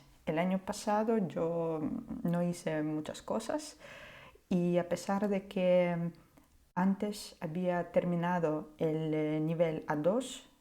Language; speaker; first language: Spanish; non-native, fluent; Ukrainian